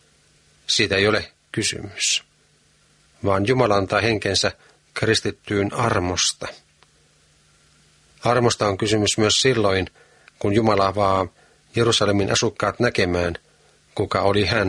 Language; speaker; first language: Finnish; native; Finnish